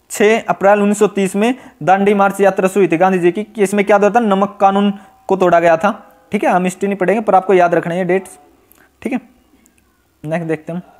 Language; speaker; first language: Hindi; native; Hindi